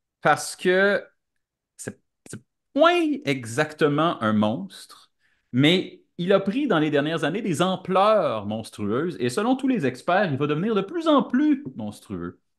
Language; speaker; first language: French; native; French